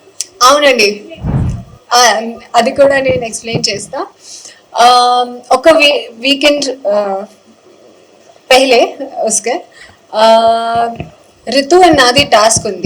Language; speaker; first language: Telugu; non-native, learner; Hindi